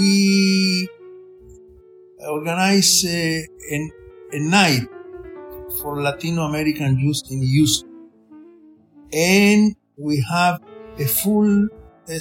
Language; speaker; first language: English; non-native, fluent; Spanish